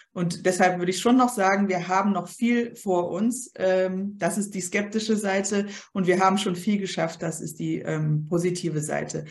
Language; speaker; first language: German; early bilingual, other home language; Polish